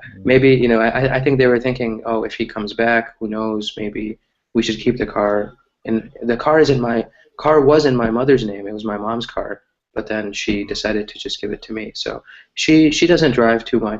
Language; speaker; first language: English; early bilingual, other home language; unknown